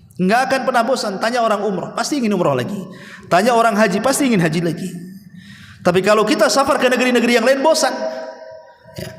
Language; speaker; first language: Malay; native; Malay